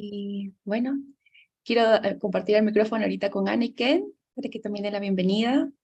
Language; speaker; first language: Spanish; native; Spanish